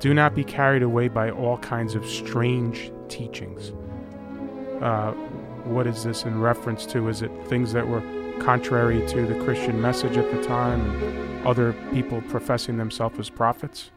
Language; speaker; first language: English; native; English